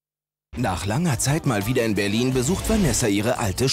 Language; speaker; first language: German; native; German